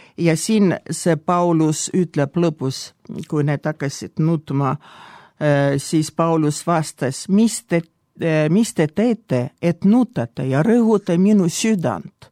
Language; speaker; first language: Estonian; non-native, local second language; Russian